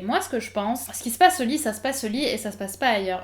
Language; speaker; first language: French; native; French